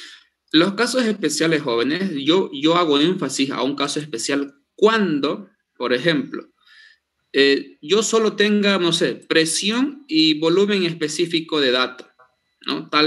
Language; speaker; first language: Spanish; native; Spanish